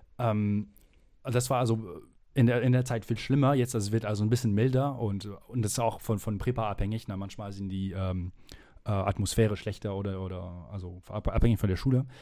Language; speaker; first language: German; non-native, fluent; French